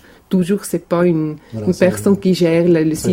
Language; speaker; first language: French; non-native, local second language; German